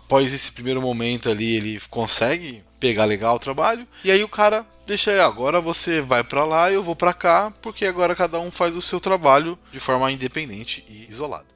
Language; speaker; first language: Portuguese; native; Portuguese